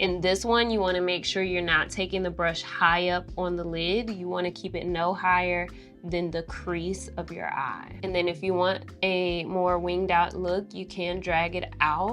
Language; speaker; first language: English; native; English